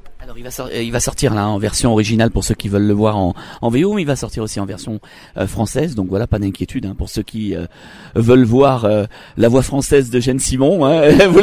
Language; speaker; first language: French; native; French